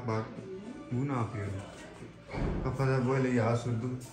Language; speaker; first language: Turkish; non-native, learner; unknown